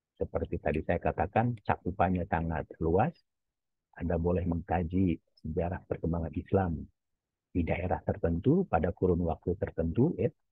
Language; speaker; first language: Indonesian; non-native, local second language; Javanese